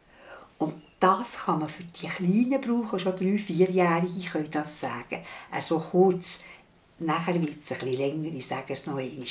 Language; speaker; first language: German; native; German